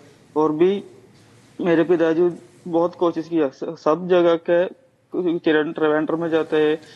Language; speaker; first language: Hindi; non-native, local second language; Malayalam